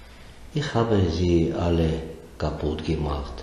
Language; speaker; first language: German; non-native, learner; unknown